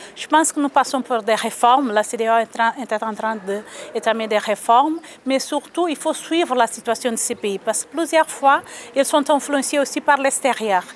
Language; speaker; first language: French; non-native, fluent; Portuguese